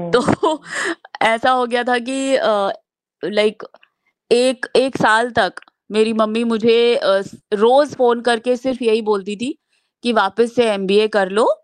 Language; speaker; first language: Hindi; native; Hindi